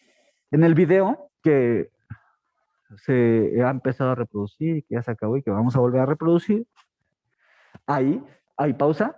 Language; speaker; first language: Spanish; native; Spanish